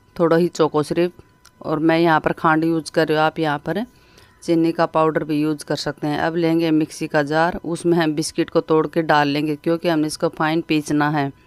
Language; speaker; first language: Hindi; native; Hindi